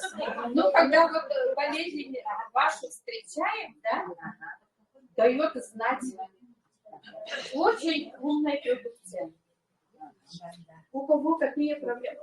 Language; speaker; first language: Russian; non-native, local second language; Yakut